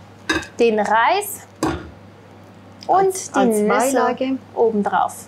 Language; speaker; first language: German; native; German